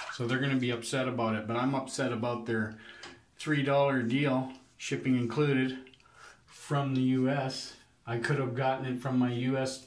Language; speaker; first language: English; native; English